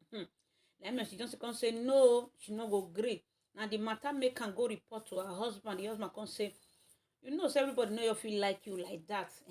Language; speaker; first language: Nigerian Pidgin; native; Nigerian Pidgin